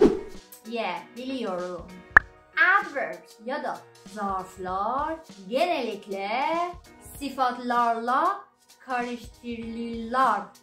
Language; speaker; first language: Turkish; non-native, learner; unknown